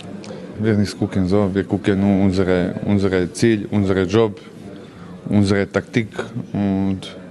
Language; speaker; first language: German; non-native, learner; Croatian